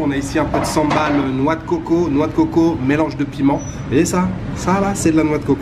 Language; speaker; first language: French; native; French